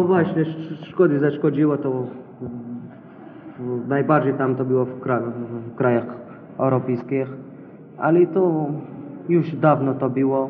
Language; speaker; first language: Polish; non-native, fluent; Arabic